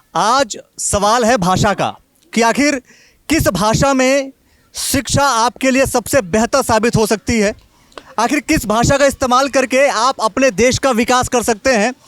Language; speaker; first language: Hindi; native; Hindi